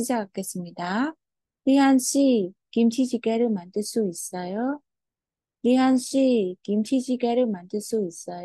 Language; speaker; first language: Korean; non-native, fluent; Khmer